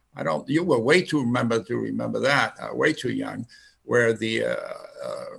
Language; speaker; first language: English; early bilingual, other home language; Finnish